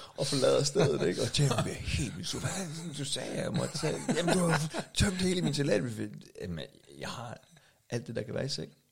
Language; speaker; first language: Danish; native; Danish